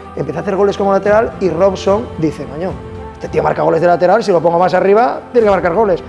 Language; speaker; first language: Spanish; native; Spanish